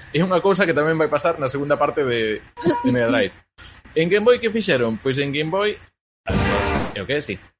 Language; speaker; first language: Galician; non-native, local second language; Spanish